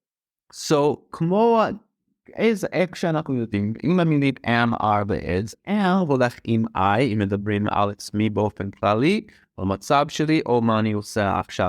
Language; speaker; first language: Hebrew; non-native, fluent; English